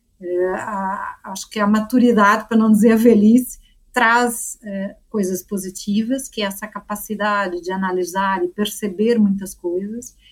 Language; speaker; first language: Portuguese; native; Portuguese